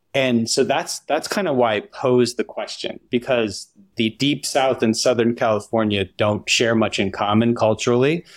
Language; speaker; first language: English; native; English